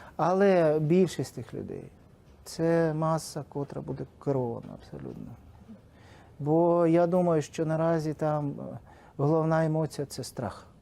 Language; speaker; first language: Ukrainian; non-native, local second language; Russian